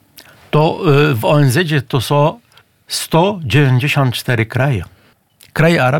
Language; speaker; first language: Polish; non-native, fluent; Arabic